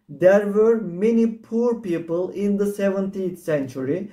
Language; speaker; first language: English; non-native, fluent; Turkish